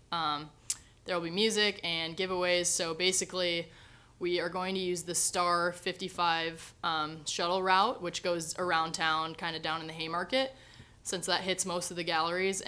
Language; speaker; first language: English; native; English